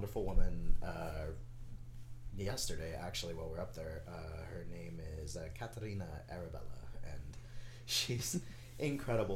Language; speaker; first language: English; native; English